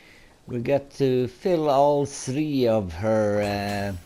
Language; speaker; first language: English; non-native, fluent; Swedish